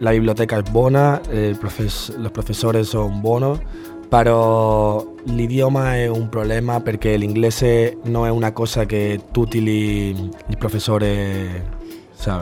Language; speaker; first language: Italian; non-native, learner; Spanish